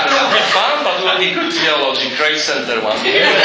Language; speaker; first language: English; non-native, fluent; Polish